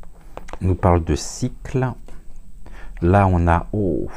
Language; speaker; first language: French; native; French